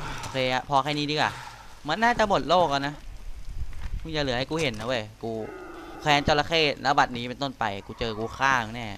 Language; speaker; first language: Thai; native; Thai